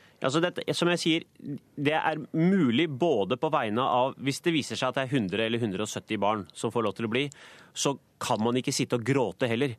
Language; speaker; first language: Norwegian; native; Norwegian